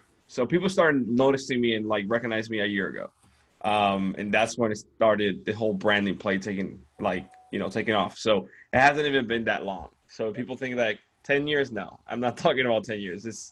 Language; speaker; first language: English; non-native, fluent; Spanish